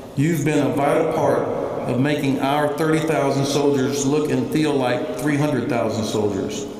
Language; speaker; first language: English; native; English